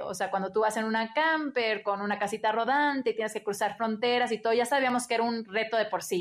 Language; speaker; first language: Spanish; native; Spanish